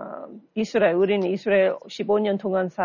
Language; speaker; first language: Korean; non-native, learner; English